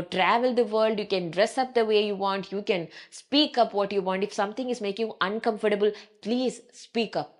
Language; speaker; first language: English; non-native, local second language; Malayalam